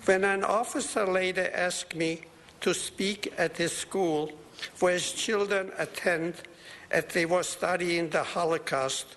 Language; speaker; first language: English; non-native, fluent; Polish